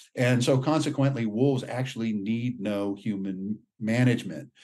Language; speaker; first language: English; native; English